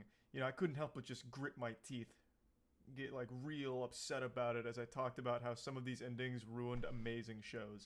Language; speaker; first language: English; native; English